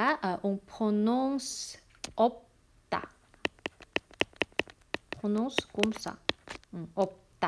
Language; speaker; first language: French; non-native, fluent; Korean